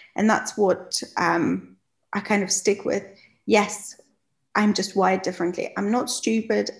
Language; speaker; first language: English; non-native, fluent; Russian